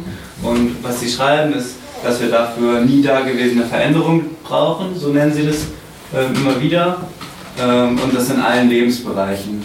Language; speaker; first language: German; native; German